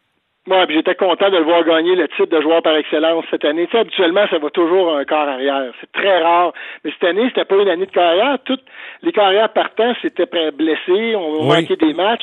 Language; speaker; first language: French; native; French